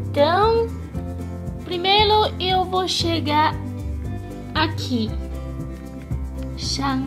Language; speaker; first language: Portuguese; non-native, fluent; Chinese